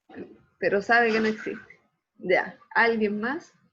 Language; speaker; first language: Spanish; native; Spanish